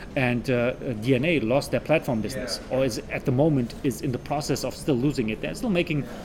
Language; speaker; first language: English; non-native, fluent; German